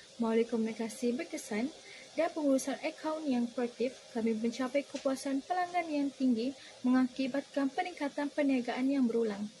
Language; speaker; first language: Malay; native; Malay